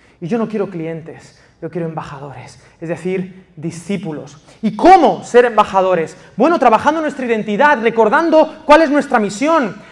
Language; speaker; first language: Spanish; native; Spanish